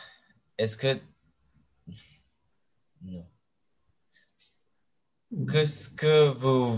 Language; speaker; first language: French; non-native, learner; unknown